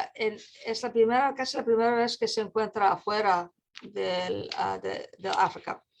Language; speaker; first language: Spanish; non-native, fluent; English